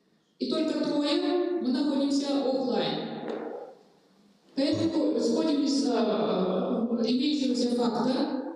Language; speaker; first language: Russian; native; Russian